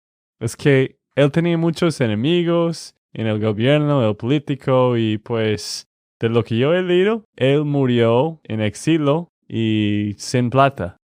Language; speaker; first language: Spanish; non-native, fluent; English